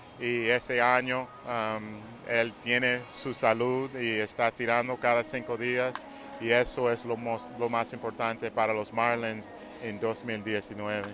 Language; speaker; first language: Spanish; non-native, learner; English